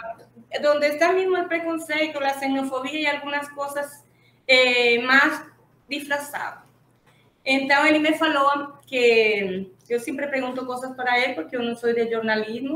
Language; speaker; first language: Portuguese; non-native, fluent; Spanish